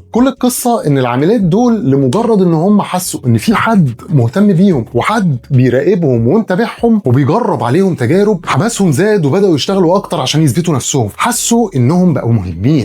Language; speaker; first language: Arabic; native; Arabic